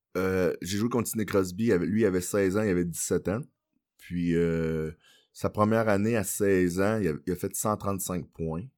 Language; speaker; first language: French; early bilingual, other home language; Haitian Creole